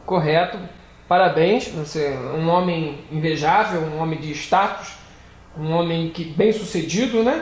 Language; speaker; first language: Portuguese; native; Portuguese